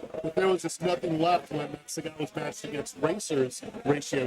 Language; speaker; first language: English; native; English